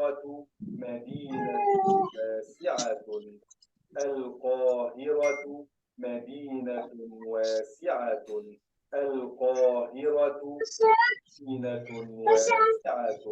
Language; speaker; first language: Arabic; non-native, learner; Urdu